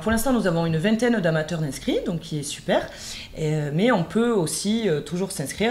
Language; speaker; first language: French; native; French